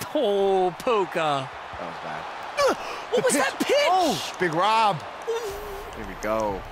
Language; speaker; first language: English; native; English